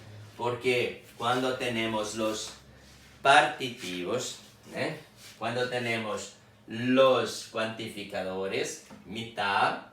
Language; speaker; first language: Spanish; non-native, fluent; Portuguese